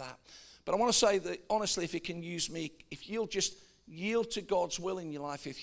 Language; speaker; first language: English; native; English